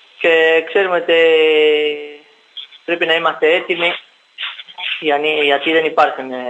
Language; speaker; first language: Greek; non-native, learner; Spanish